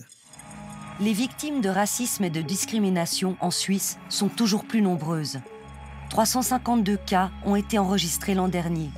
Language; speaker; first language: French; native; French